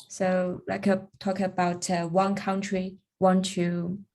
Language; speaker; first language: English; non-native, learner; Chinese